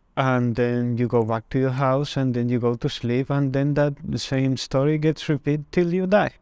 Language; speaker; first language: English; non-native, fluent; Spanish